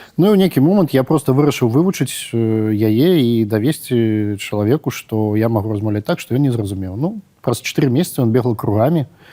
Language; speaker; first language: Belarusian; non-native, local second language; Russian